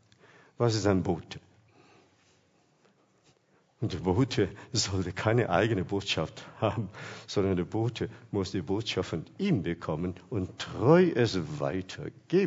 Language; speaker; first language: German; non-native, fluent; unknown